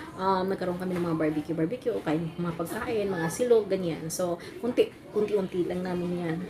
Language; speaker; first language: Filipino; non-native, local second language; Cebuano